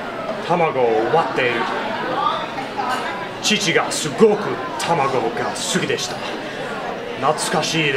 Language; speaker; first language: Japanese; non-native, learner; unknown